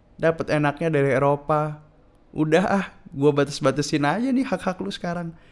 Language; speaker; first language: Indonesian; native; Indonesian